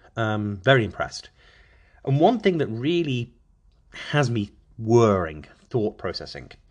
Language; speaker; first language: English; native; English